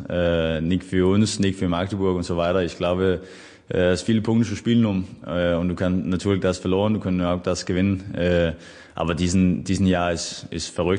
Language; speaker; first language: German; non-native, fluent; Danish